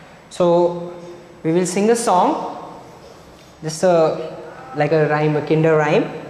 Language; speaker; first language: English; non-native, local second language; Marathi